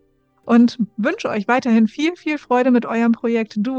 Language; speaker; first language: German; native; German